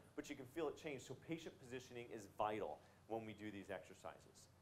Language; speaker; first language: English; native; English